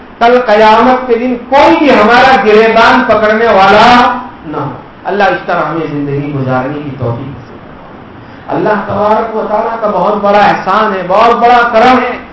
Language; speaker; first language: Urdu; non-native, local second language; Gujarati